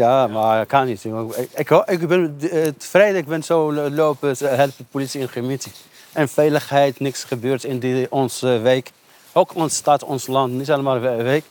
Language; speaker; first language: Dutch; non-native, learner; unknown